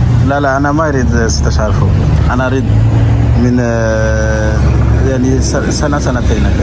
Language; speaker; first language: Arabic; non-native, learner; French